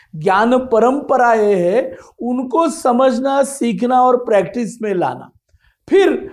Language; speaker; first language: Hindi; non-native, local second language; Marathi